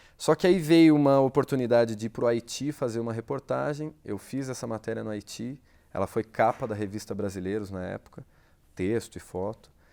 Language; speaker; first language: Portuguese; native; Portuguese